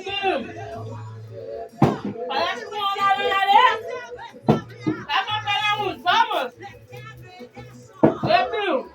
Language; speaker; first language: Portuguese; non-native, learner; Haitian Creole